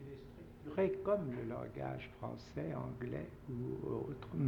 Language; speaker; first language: French; native; French